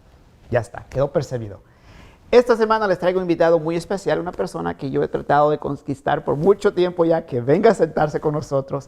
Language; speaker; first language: Spanish; native; Spanish